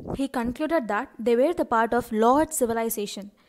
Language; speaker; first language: English; non-native, local second language; Tamil